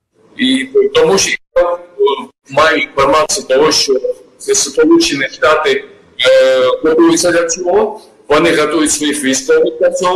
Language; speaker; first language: Ukrainian; non-native, fluent; Georgian